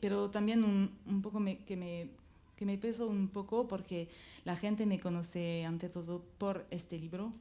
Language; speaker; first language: Spanish; non-native, learner; French